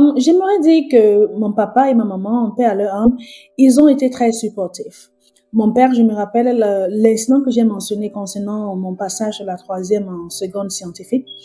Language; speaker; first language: French; native; French